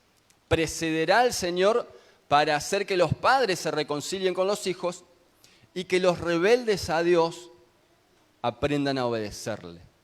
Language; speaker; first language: Spanish; native; Spanish